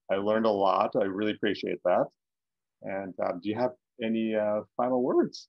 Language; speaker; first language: English; native; English